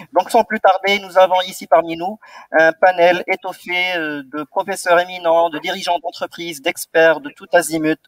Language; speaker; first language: French; non-native, local second language; Arabic